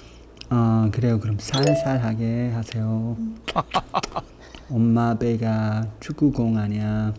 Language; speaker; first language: Korean; non-native, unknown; English